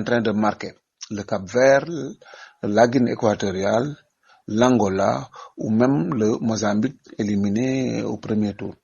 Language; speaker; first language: French; non-native, local second language; Wolof